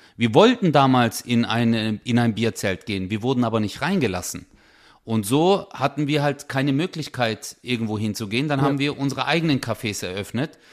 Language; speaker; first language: German; early bilingual, other home language; Turkish